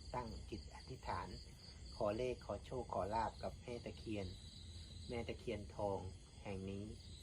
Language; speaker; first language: Thai; non-native, local second language; Northern Khmer